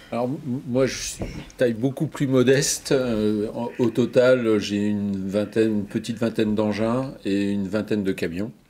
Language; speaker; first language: French; native; French